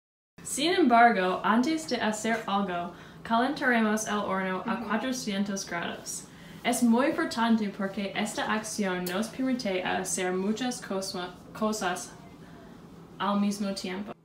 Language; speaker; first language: Spanish; non-native, learner; English